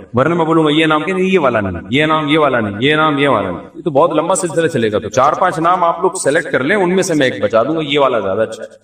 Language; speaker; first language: Urdu; native; Urdu